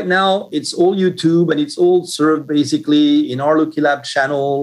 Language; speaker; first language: English; non-native, fluent; French